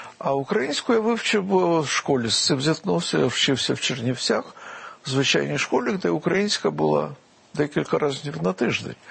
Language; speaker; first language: Ukrainian; non-native, local second language; Russian